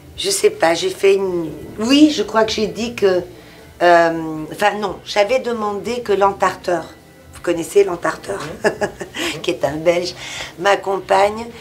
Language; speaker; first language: French; early bilingual, other home language; Portuguese